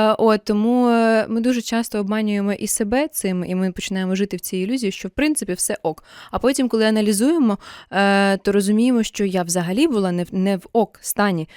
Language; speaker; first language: Ukrainian; non-native, local second language; Russian